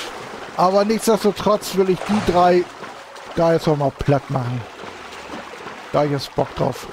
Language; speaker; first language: German; native; German